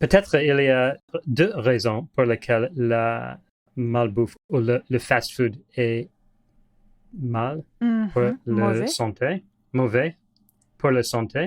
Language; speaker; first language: French; non-native, learner; English